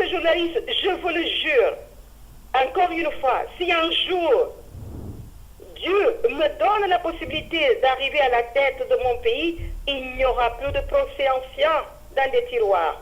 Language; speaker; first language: French; non-native, fluent; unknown